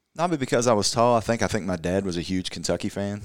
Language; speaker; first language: English; native; English